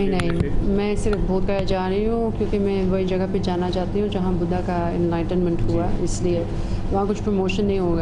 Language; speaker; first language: Hindi; non-native, fluent; English